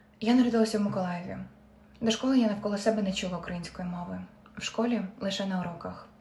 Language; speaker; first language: Ukrainian; non-native, local second language; Russian